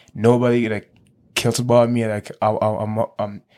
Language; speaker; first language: English; early bilingual, other home language; Kinyarwanda